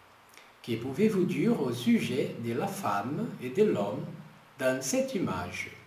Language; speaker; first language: French; non-native, fluent; Portuguese